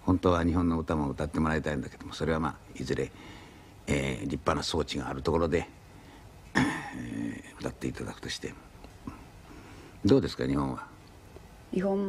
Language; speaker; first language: Japanese; native; Japanese